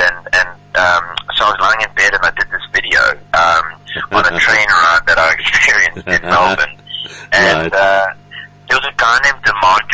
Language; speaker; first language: English; native; English